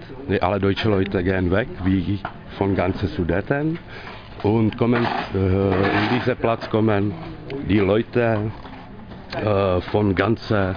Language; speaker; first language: German; non-native, learner; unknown